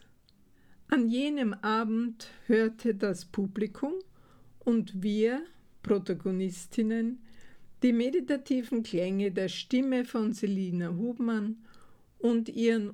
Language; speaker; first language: German; native; German